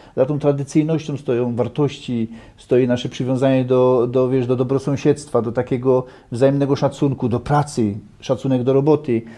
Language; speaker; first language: Polish; native; Polish